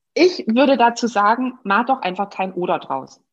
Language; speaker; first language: German; native; German